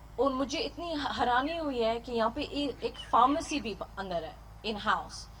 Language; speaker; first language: Urdu; early bilingual, heritage; Urdu